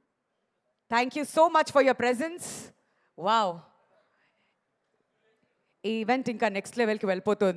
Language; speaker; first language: Telugu; native; Telugu